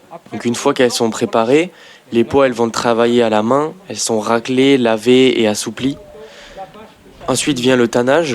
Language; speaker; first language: French; native; French